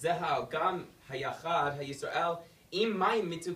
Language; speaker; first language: Hebrew; non-native, learner; English